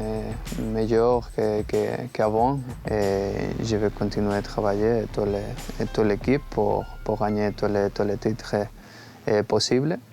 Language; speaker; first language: French; non-native, learner; Spanish